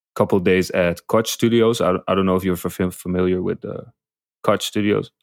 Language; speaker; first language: English; non-native, fluent; Dutch